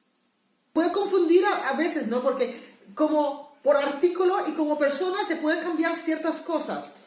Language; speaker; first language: Spanish; non-native, fluent; Papiamento